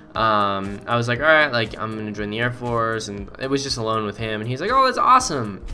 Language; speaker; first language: English; native; English